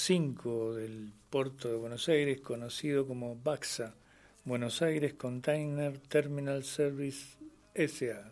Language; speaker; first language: Spanish; native; Spanish